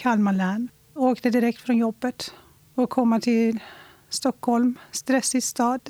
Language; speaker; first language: Swedish; non-native, fluent; Persian